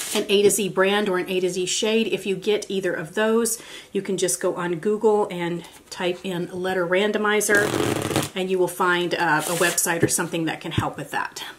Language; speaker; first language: English; native; English